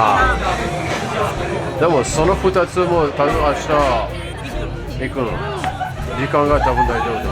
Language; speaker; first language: Japanese; non-native, learner; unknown